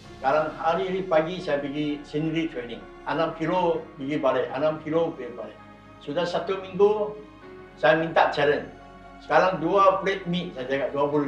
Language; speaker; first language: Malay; non-native, local second language; Chinese